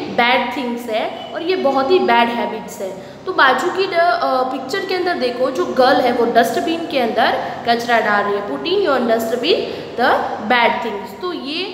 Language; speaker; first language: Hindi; non-native, local second language; Gujarati